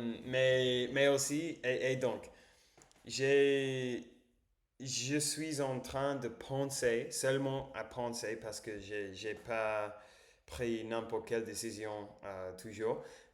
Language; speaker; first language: French; non-native, learner; English